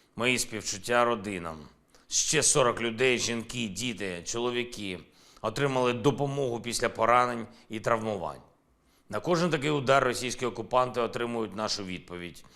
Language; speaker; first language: Ukrainian; non-native, local second language; Russian